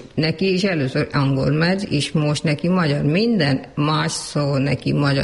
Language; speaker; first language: Hungarian; non-native, learner; Urdu